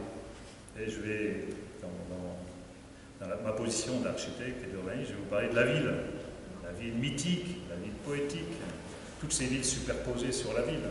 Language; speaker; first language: French; native; French